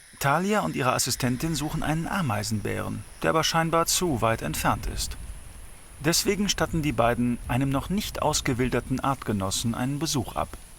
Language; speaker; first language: German; native; German